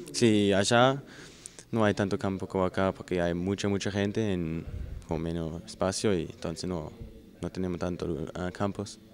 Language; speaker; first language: Spanish; non-native, learner; German